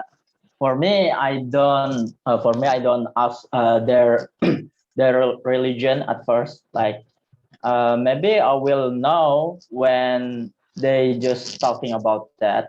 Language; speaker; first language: English; non-native, learner; Indonesian